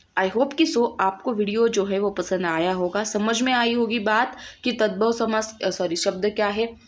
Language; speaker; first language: Hindi; non-native, local second language; Marathi